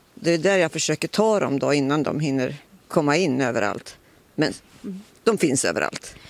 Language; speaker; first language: Swedish; native; Swedish